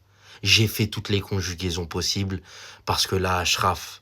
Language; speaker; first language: French; native; French